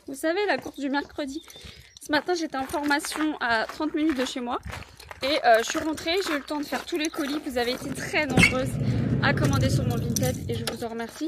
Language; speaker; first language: French; native; French